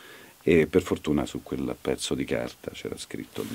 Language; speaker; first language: Italian; native; Italian